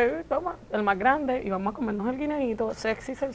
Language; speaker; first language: Spanish; native; Spanish